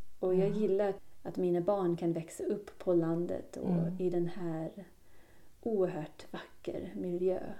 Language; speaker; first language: Swedish; non-native, fluent; English